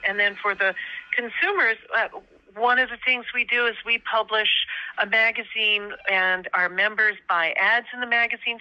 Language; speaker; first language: English; native; English